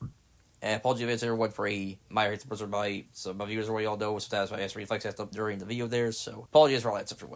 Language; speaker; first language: English; native; English